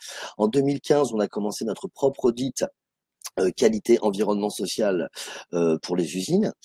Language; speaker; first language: French; native; French